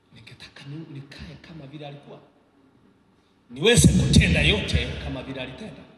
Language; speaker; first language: Swahili; native; Swahili